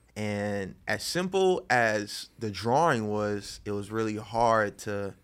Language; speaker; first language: English; native; English